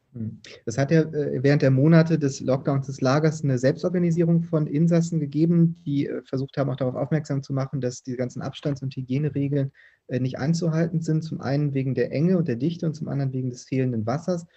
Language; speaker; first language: German; native; German